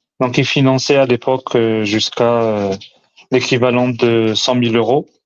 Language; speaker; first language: French; early bilingual, other home language; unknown